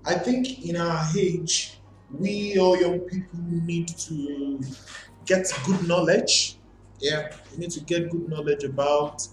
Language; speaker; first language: English; non-native, learner; Portuguese